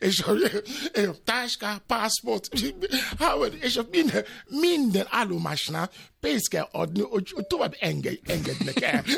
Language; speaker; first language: Hungarian; non-native, learner; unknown